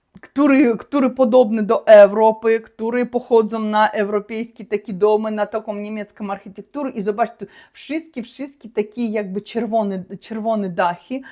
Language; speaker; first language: Polish; non-native, learner; Russian